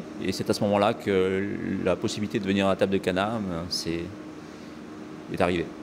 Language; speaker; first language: French; native; French